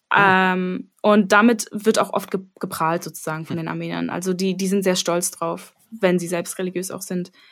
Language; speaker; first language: German; early bilingual, other home language; Armenian